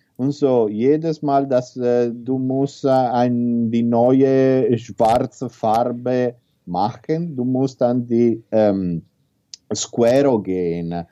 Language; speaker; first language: German; non-native, learner; Italian